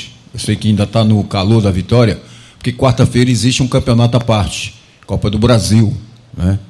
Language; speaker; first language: Portuguese; native; Portuguese